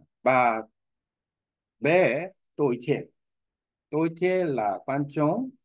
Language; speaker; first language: Vietnamese; non-native, learner; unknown